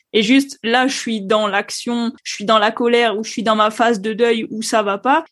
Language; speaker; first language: French; native; French